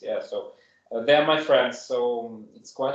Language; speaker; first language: English; non-native, fluent; German